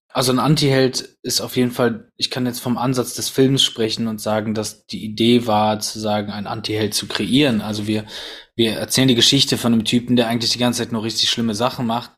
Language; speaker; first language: German; early bilingual, other home language; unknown